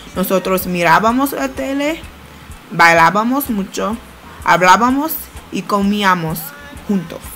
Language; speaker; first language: Spanish; non-native, learner; English